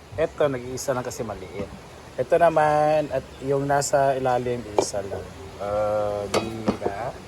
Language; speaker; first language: Filipino; non-native, local second language; Cebuano